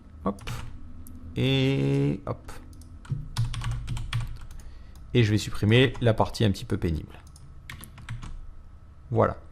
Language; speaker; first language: French; native; French